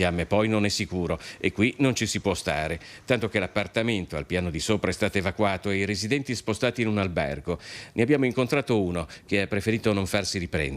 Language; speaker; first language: Italian; native; Italian